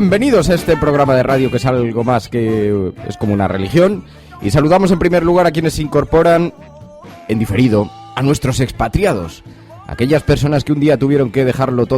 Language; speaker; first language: Spanish; native; Spanish